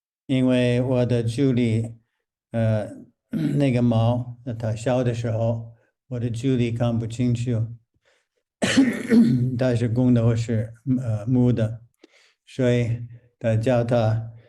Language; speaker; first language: Chinese; non-native, fluent; English